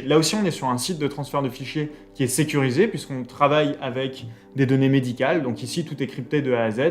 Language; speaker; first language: French; native; French